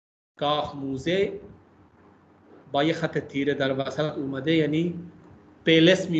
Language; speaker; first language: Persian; non-native, fluent; Urdu